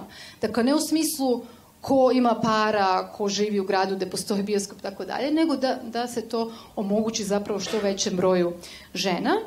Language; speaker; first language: Serbian; native; Serbian